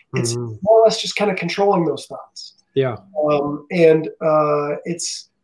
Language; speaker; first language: English; native; English